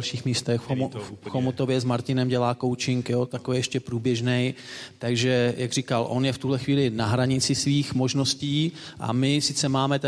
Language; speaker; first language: Czech; native; Czech